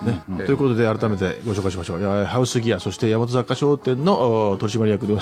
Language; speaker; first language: Japanese; native; Japanese